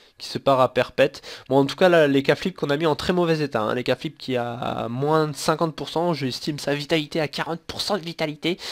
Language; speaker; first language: French; native; French